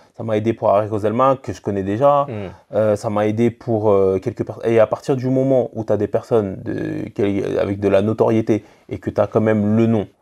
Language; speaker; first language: French; native; French